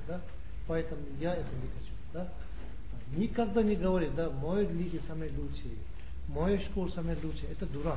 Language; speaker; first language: Russian; non-native, learner; Tibetan